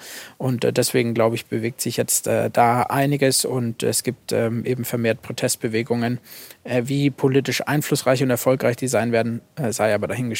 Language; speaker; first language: German; native; German